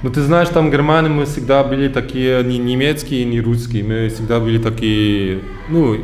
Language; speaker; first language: Russian; early bilingual, heritage; German